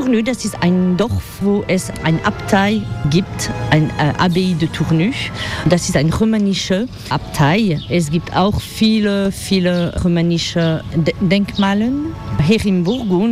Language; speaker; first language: German; non-native, learner; French